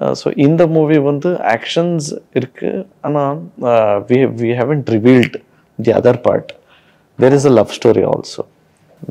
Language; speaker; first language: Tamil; non-native, learner; Kannada